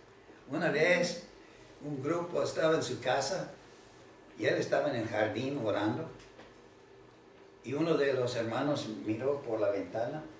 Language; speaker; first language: Spanish; non-native, fluent; English